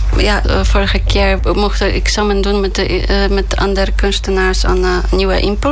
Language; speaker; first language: Dutch; non-native, fluent; Polish